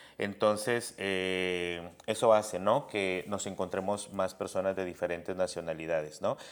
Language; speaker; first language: Spanish; native; Spanish